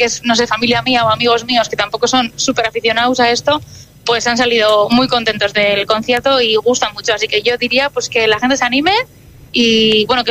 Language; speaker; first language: Spanish; non-native, local second language; Basque